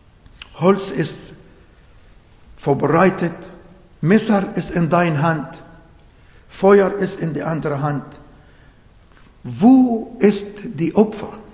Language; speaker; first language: German; non-native, fluent; Arabic